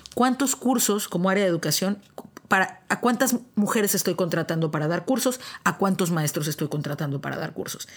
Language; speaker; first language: Spanish; native; Spanish